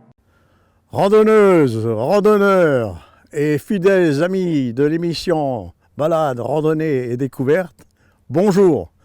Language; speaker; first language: French; native; French